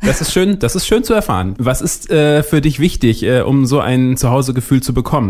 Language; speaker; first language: German; native; German